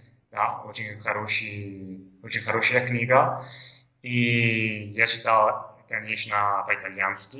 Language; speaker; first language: Russian; non-native, fluent; Italian